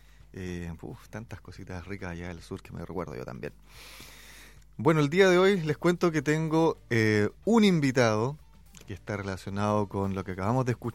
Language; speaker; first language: Spanish; native; Spanish